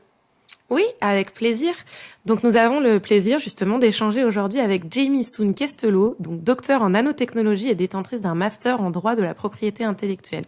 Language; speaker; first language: French; native; French